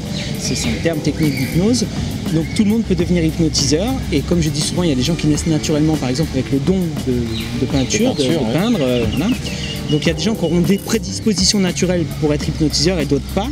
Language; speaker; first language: French; native; French